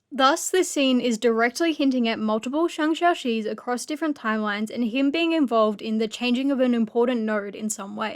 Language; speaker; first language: English; native; English